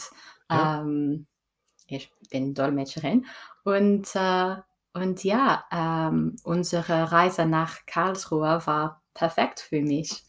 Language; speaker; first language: German; non-native, learner; English